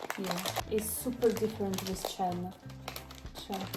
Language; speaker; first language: English; non-native, learner; Ukrainian